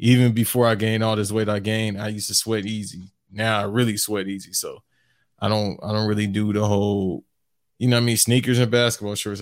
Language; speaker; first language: English; native; English